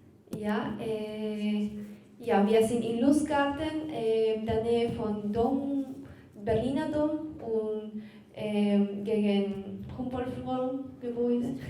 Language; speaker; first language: German; non-native, learner; Spanish